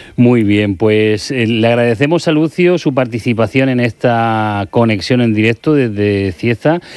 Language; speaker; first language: Spanish; native; Spanish